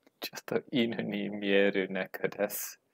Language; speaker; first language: Japanese; non-native, learner; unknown